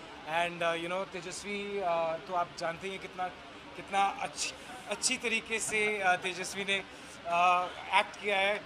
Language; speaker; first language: Hindi; native; Hindi